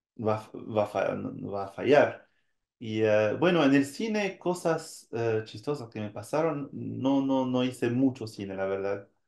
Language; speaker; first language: Spanish; non-native, fluent; French